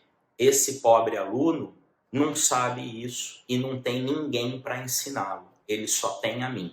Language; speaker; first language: Portuguese; native; Portuguese